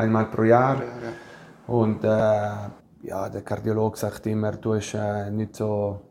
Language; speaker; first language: German; non-native, fluent; Italian